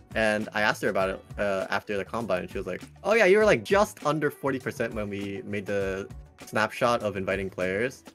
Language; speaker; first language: English; native; English